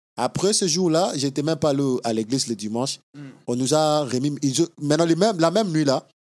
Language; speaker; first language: French; non-native, local second language; Lingala